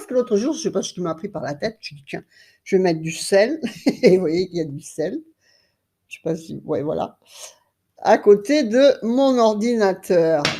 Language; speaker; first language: French; native; French